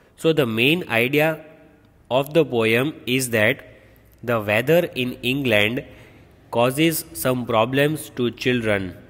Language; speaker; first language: English; non-native, local second language; Gujarati